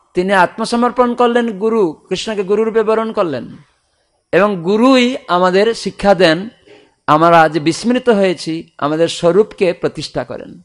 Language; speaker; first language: Bangla; non-native, fluent; Odia